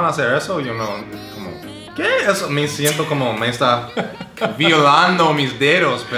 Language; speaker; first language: Spanish; non-native, fluent; English